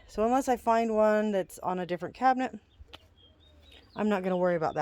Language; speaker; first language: English; native; English